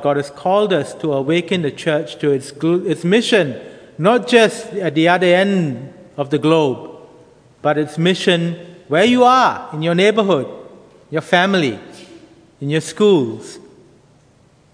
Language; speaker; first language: English; native; English